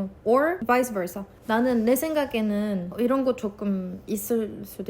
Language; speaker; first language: Korean; non-native, fluent; Arabic